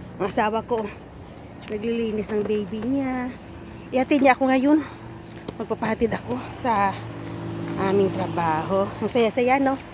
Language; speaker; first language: Filipino; non-native, local second language; Hiligaynon